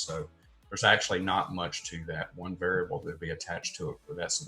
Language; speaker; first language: English; native; English